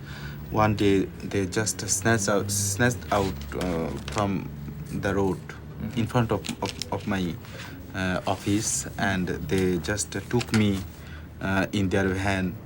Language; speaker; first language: English; non-native, learner; Bangla